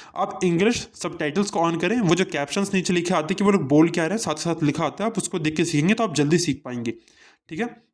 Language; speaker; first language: Hindi; native; Hindi